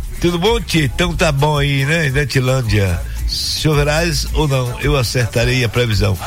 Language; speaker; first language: Portuguese; native; Portuguese